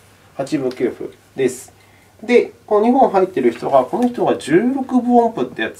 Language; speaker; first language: Japanese; native; Japanese